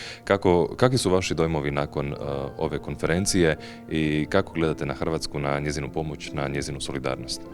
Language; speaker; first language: Bosnian; native; Bosnian